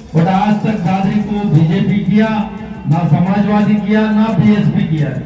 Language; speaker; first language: Hindi; non-native, local second language; Kannada